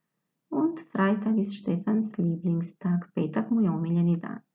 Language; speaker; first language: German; non-native, fluent; Croatian